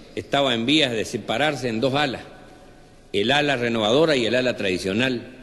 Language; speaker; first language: Spanish; native; Spanish